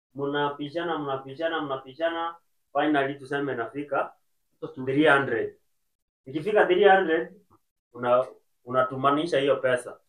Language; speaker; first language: Swahili; native; Swahili